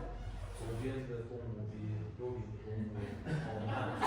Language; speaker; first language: Chinese; non-native, learner; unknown